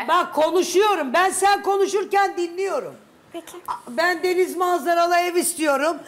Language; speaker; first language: Turkish; native; Turkish